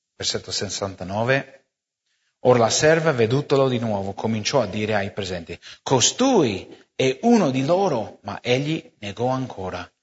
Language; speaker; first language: Italian; non-native, fluent; English